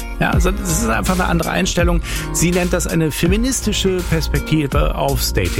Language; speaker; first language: German; native; German